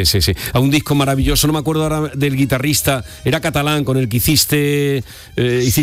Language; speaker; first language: Spanish; native; Spanish